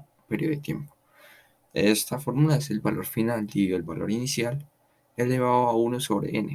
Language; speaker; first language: Spanish; native; Spanish